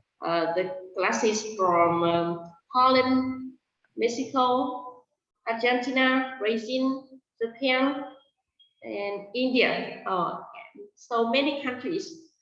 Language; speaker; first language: English; non-native, fluent; Vietnamese